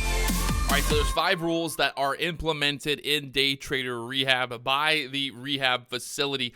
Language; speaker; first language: English; native; English